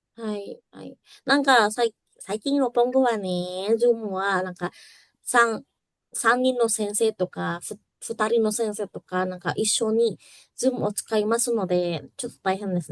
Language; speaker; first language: Japanese; non-native, fluent; Indonesian